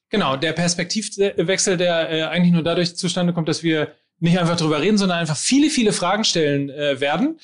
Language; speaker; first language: German; native; German